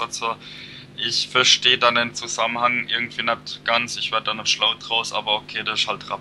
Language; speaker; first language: German; native; German